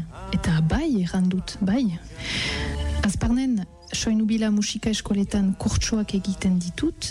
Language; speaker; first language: Basque; non-native, learner; French